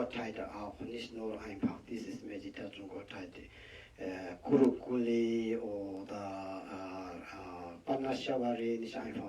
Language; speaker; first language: German; non-native, learner; Tibetan